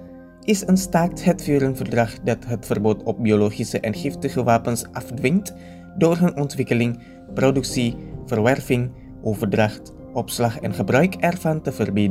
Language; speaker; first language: Dutch; non-native, fluent; Indonesian